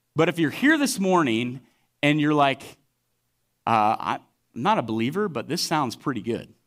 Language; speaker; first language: English; native; English